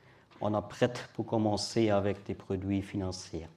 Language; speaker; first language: French; non-native, learner; German